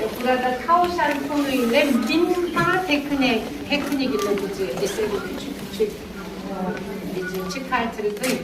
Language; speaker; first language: Turkish; non-native, learner; Korean